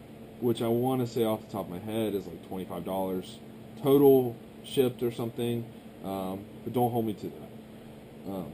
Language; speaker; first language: English; native; English